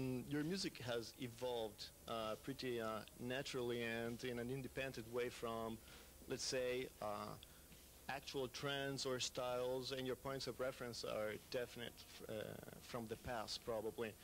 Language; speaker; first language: English; non-native, fluent; Italian